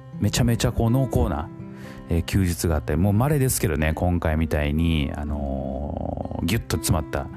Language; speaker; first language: Japanese; native; Japanese